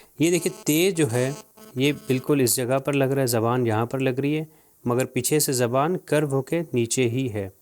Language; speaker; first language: Urdu; native; Urdu